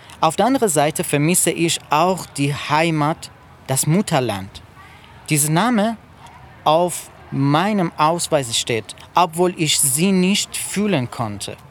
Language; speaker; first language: German; non-native, fluent; Persian